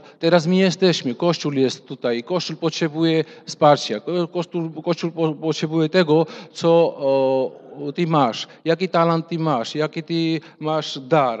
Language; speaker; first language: Polish; non-native, fluent; Russian